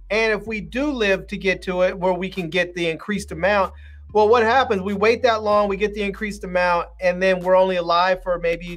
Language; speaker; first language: English; native; English